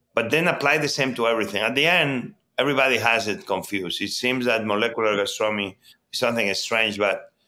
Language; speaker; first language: English; non-native, fluent; Spanish